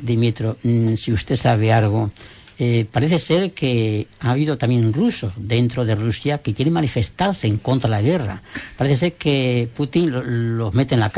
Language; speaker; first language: Spanish; native; Spanish